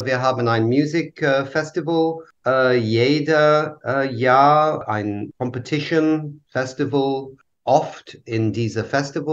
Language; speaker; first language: German; non-native, learner; English